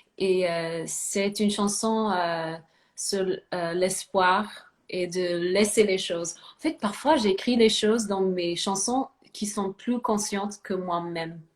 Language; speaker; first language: French; non-native, fluent; English